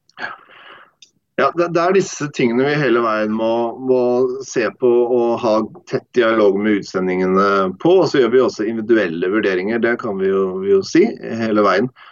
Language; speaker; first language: Norwegian; non-native, fluent; English